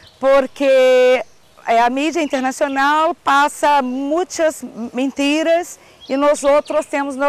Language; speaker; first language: Portuguese; non-native, learner; Spanish